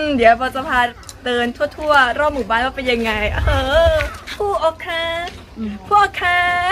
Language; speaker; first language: Thai; non-native, local second language; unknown